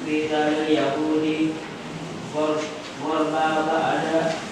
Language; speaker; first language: Arabic; non-native, learner; Indonesian